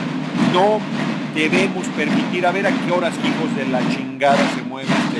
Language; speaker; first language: Spanish; native; Spanish